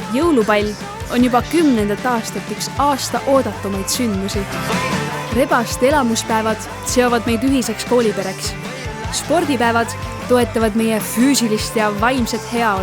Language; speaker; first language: Estonian; native; Estonian